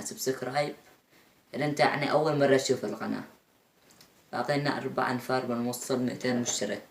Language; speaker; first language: Arabic; native; Arabic